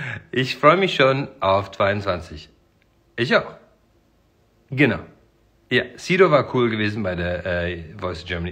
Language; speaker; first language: German; non-native, fluent; English